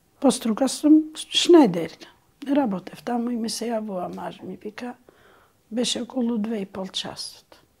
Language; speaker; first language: Macedonian; non-native, local second language; Albanian